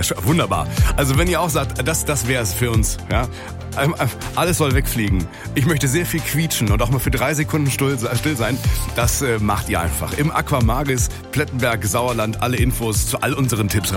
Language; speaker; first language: German; native; German